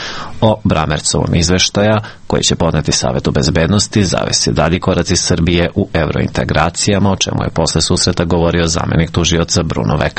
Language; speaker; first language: Serbian; native; Serbian